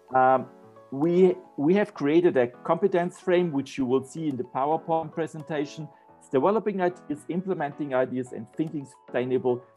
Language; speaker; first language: English; non-native, fluent; German